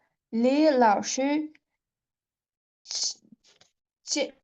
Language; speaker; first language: Chinese; non-native, learner; Urdu